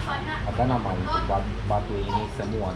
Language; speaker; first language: Indonesian; non-native, learner; Romanian